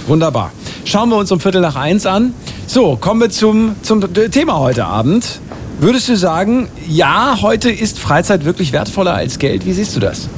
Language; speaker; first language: German; native; German